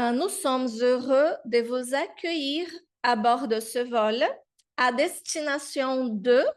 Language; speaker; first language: French; non-native, fluent; Portuguese